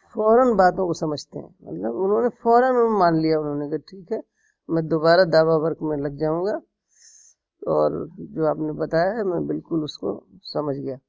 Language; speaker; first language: Urdu; native; Urdu